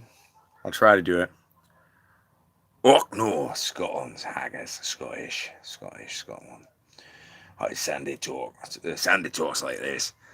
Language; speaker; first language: English; native; English